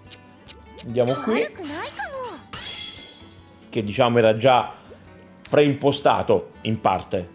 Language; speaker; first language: Italian; native; Italian